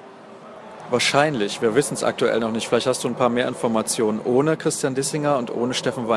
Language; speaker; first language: German; native; German